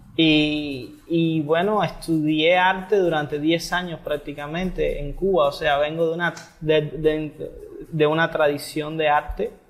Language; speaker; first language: Spanish; native; Spanish